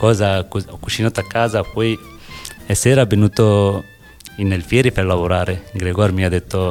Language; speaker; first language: Italian; non-native, learner; Bangla